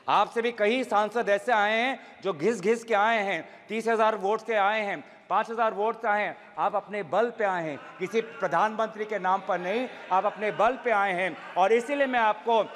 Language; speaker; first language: Hindi; non-native, local second language; Assamese